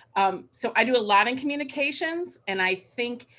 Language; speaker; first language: English; native; English